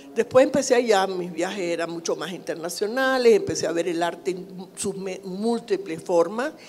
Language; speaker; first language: Spanish; native; Spanish